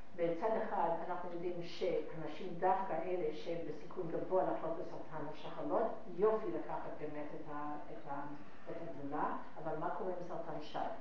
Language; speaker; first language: Hebrew; non-native, fluent; English